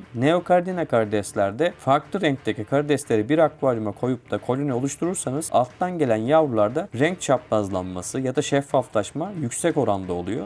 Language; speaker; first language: Turkish; native; Turkish